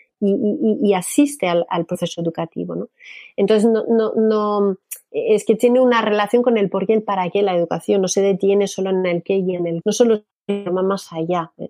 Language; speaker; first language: Spanish; non-native, fluent; French